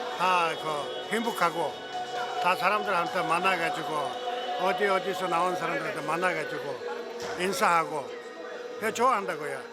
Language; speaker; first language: Korean; non-native, learner; Mongolian